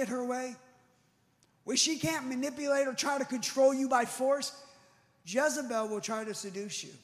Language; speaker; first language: English; native; English